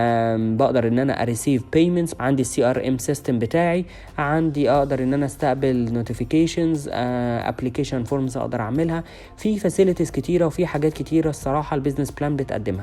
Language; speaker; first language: Arabic; native; Arabic